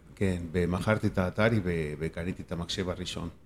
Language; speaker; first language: Hebrew; non-native, fluent; Spanish